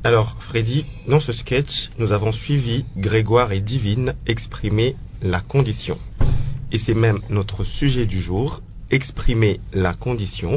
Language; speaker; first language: French; non-native, local second language; Lingala